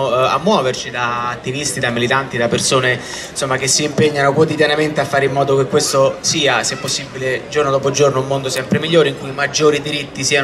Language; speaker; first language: Italian; native; Italian